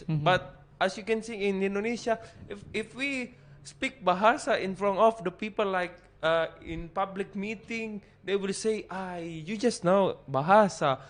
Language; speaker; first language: English; non-native, fluent; Indonesian